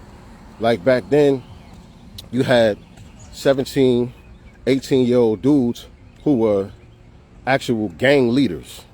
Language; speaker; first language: English; native; English